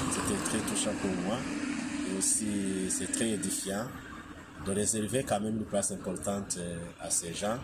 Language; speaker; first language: French; non-native, local second language; Kinyarwanda